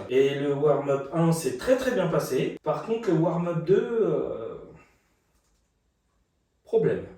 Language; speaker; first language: French; native; French